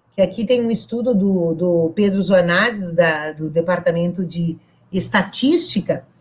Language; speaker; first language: Portuguese; native; Portuguese